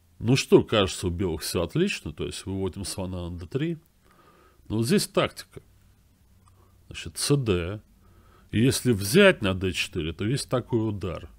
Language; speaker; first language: Russian; native; Russian